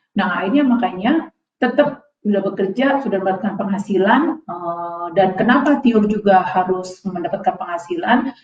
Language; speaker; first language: Indonesian; native; Indonesian